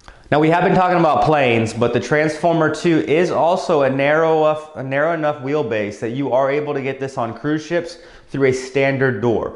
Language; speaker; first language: English; native; English